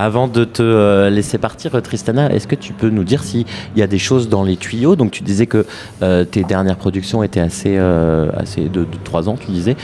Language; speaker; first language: French; native; French